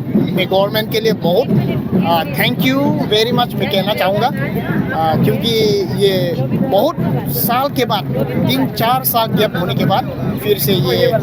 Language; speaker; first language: Hindi; non-native, local second language; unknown